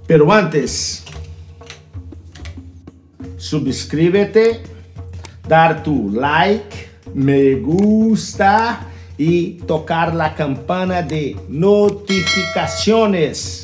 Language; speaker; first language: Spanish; non-native, learner; Portuguese